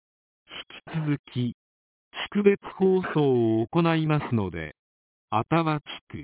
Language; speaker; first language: Japanese; native; Japanese